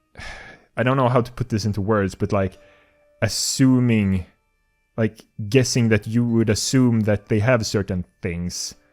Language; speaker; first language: English; non-native, fluent; Swedish